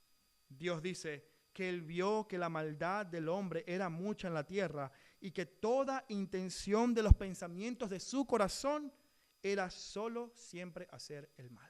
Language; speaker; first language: Spanish; native; Spanish